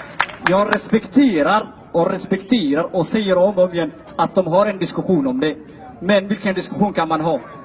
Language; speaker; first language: Swedish; non-native, fluent; Somali